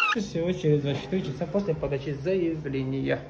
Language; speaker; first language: Russian; non-native, local second language; Kazakh